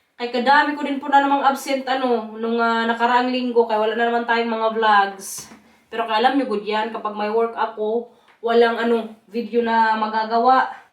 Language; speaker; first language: Filipino; non-native, local second language; Waray